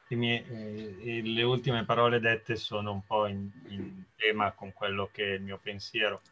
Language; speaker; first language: Italian; native; Italian